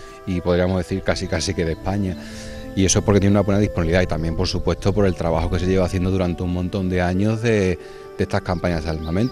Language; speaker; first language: Spanish; native; Spanish